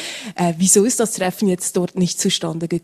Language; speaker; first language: German; native; German